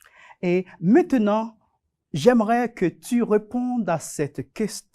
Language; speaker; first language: French; non-native, fluent; Spanish